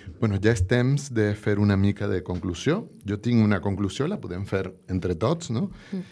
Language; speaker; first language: Catalan; non-native, local second language; Spanish